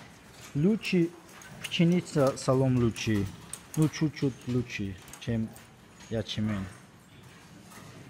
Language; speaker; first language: Russian; non-native, fluent; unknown